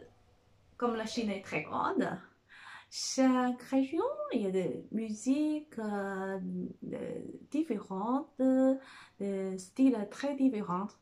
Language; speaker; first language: French; non-native, fluent; Chinese